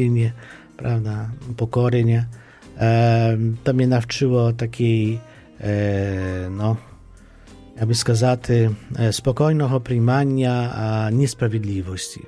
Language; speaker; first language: Polish; non-native, fluent; Ukrainian